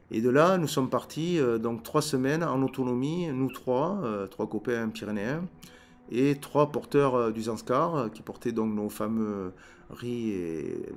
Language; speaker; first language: French; native; French